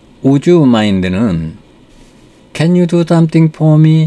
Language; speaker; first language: English; non-native, fluent; Korean